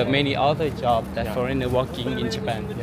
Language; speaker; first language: English; non-native, learner; Thai